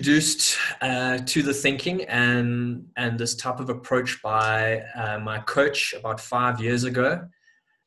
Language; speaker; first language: English; native; English